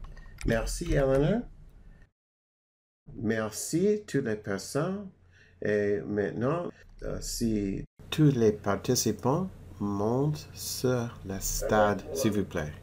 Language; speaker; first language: French; non-native, fluent; English